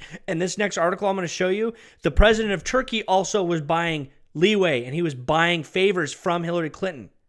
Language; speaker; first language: English; native; English